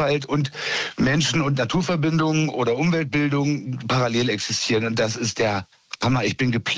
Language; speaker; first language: German; native; German